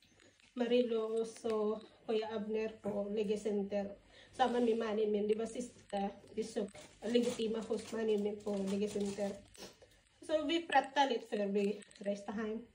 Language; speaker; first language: Norwegian; non-native, learner; Filipino